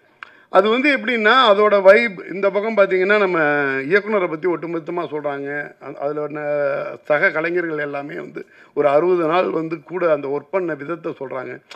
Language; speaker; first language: Tamil; native; Tamil